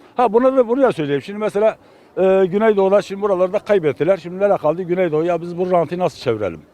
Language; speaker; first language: Turkish; native; Turkish